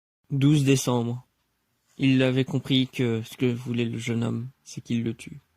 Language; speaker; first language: French; native; French